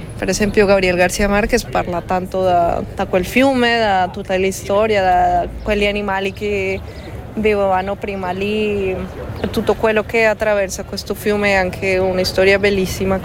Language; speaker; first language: Italian; non-native, fluent; Spanish